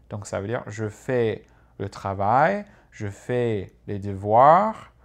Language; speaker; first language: French; non-native, fluent; English